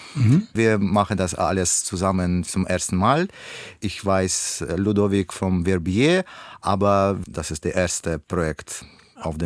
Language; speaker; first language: German; non-native, learner; Russian